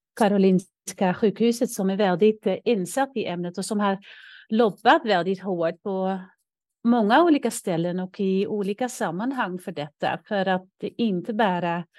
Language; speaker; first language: Swedish; non-native, fluent; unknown